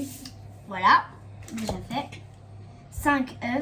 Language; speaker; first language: French; native; French